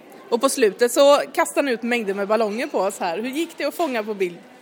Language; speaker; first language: Swedish; native; Swedish